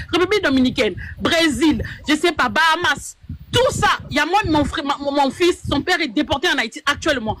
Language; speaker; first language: French; non-native, local second language; Lingala